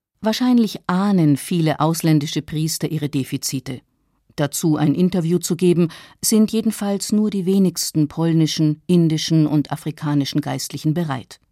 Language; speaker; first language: German; native; German